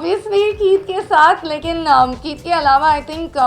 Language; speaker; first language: Hindi; non-native, local second language; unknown